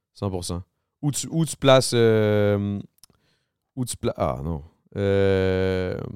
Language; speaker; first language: French; native; French